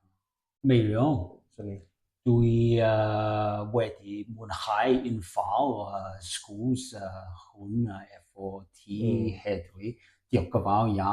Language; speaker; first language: Welsh; non-native, learner; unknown